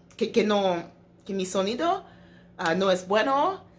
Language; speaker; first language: Spanish; non-native, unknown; English